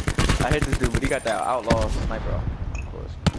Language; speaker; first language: English; native; English